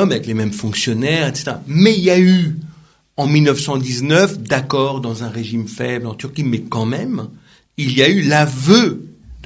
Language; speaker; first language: French; native; French